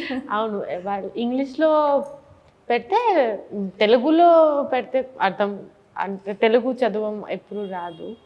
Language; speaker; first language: Telugu; non-native, fluent; Bangla